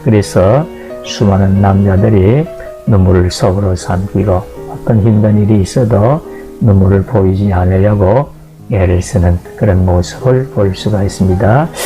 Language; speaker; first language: Korean; native; Korean